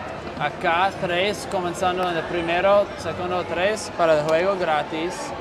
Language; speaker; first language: Spanish; non-native, learner; English